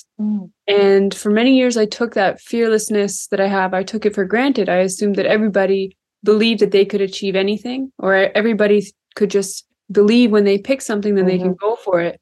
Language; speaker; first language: English; native; English